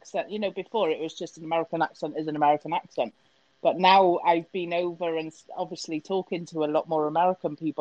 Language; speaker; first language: English; native; English